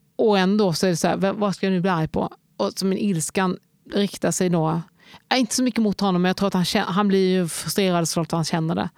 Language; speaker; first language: Swedish; native; Swedish